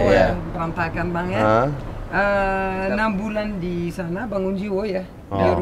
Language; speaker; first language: Indonesian; non-native, fluent; French